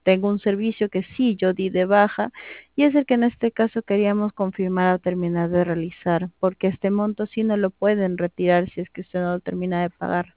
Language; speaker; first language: Spanish; native; Spanish